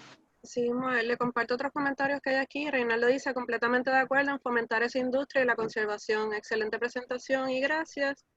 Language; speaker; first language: Spanish; native; Spanish